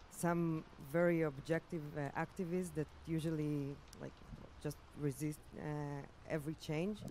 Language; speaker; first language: English; non-native, fluent; Hebrew